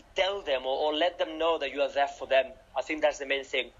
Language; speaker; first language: English; non-native, fluent; Catalan